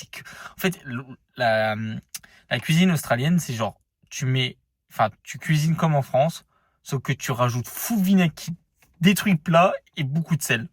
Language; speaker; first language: French; native; French